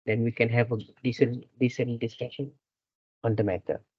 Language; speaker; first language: English; non-native, local second language; Malay